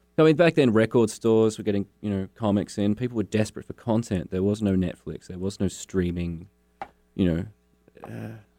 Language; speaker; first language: English; native; English